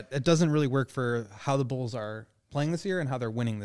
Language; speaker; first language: English; native; English